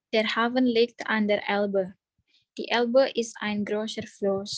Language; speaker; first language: German; non-native, learner; Indonesian